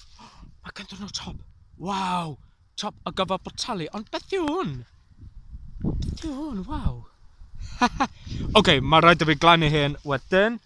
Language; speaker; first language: Welsh; non-native, learner; English